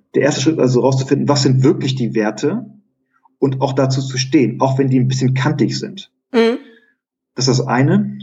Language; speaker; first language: German; early bilingual, other home language; Greek